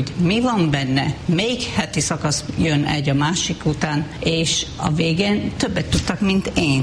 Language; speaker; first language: Hungarian; non-native, fluent; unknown